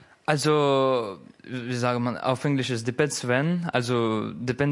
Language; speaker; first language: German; non-native, learner; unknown